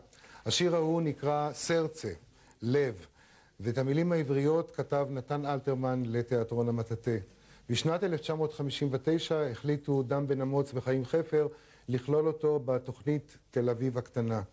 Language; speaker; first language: Hebrew; native; Hebrew